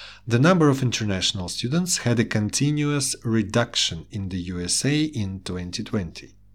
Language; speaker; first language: English; non-native, fluent; Russian